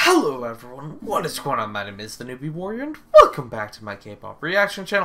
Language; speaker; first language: English; native; English